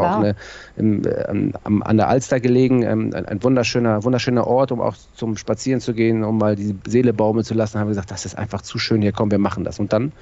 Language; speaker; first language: German; native; German